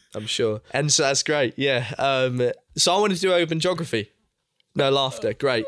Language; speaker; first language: English; native; English